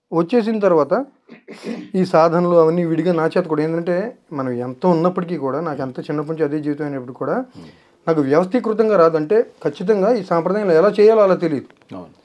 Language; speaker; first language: Telugu; native; Telugu